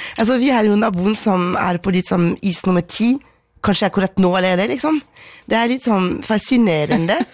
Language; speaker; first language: Norwegian; non-native, fluent; French